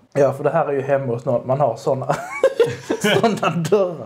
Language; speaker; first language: Swedish; native; Swedish